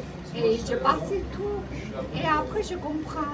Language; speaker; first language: French; non-native, learner; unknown